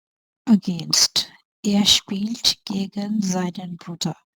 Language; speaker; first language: German; non-native, learner; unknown